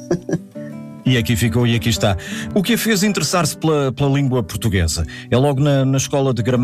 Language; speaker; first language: Portuguese; native; Portuguese